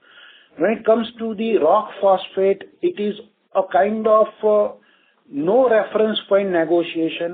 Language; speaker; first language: English; non-native, local second language; Gujarati